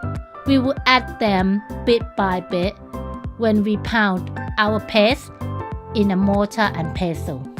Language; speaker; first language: English; non-native, fluent; Thai